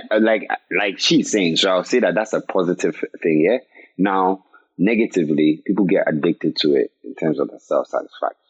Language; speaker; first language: English; non-native, local second language; Akan